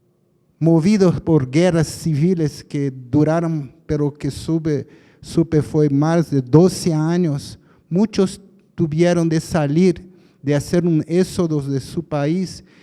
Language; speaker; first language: Spanish; non-native, fluent; Portuguese